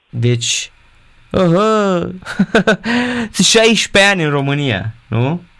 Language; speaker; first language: Romanian; native; Romanian